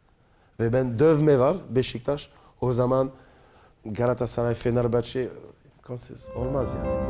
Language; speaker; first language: Turkish; non-native, learner; French